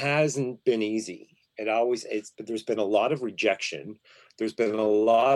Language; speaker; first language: English; native; English